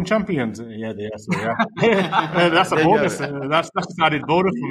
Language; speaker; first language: English; native; English